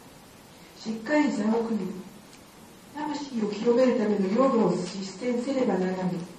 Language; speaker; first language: Japanese; native; Japanese